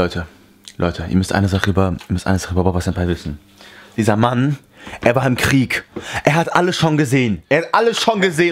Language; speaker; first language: German; native; German